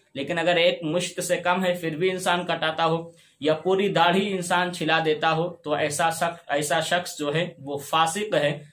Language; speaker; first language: Urdu; native; Urdu